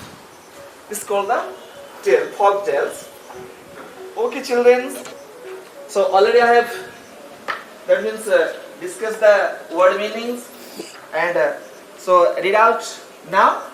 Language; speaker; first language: English; non-native, local second language; Odia